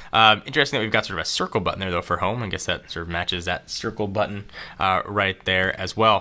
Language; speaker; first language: English; native; English